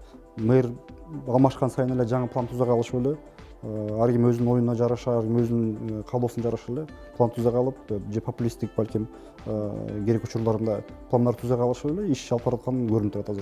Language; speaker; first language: Kyrgyz; native; Kyrgyz